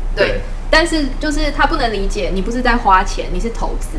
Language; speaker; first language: Chinese; native; Chinese